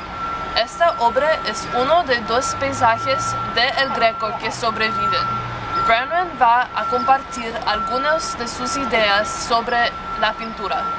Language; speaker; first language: Spanish; non-native, learner; English